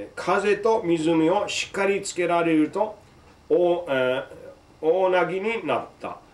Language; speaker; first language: Japanese; non-native, fluent; English